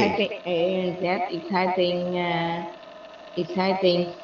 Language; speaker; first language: English; non-native, learner; Vietnamese